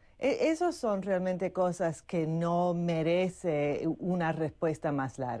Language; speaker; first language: Spanish; non-native, fluent; English